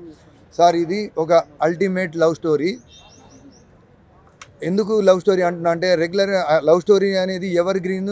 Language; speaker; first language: Telugu; native; Telugu